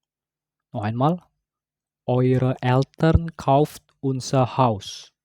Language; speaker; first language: German; non-native, learner; Indonesian